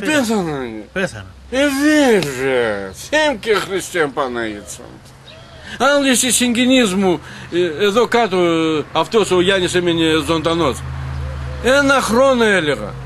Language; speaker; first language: Greek; non-native, learner; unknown